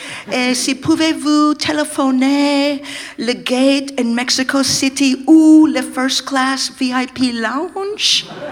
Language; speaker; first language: French; non-native, learner; English